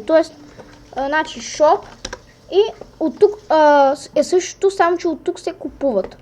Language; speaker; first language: Bulgarian; native; Bulgarian